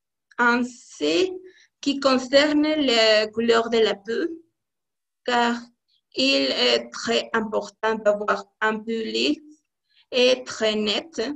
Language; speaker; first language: French; non-native, learner; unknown